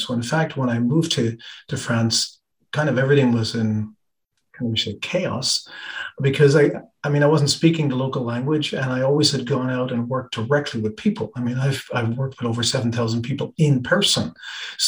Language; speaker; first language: English; native; English